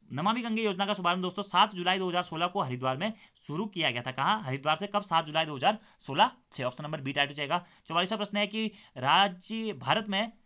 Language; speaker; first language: Hindi; native; Hindi